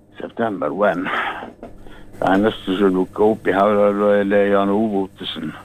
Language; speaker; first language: Norwegian; native; Norwegian